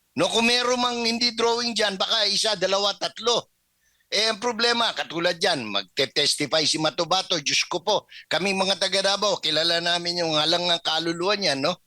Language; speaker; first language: Filipino; native; Filipino